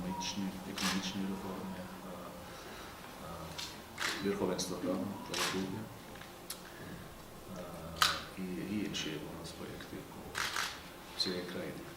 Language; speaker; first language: Ukrainian; non-native, fluent; Norwegian